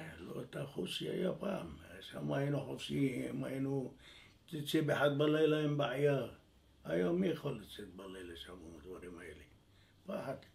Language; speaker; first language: Hebrew; non-native, fluent; French